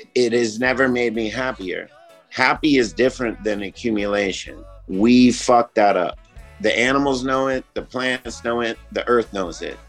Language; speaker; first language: English; native; English